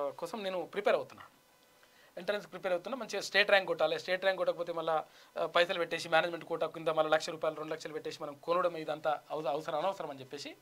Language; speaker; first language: Telugu; native; Telugu